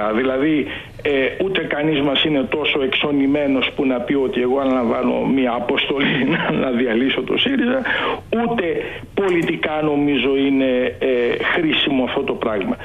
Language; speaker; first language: Greek; native; Greek